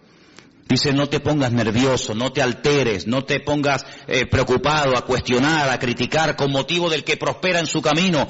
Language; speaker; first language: Spanish; native; Spanish